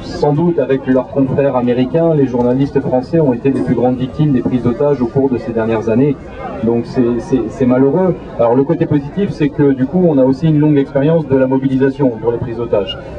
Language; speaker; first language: French; native; French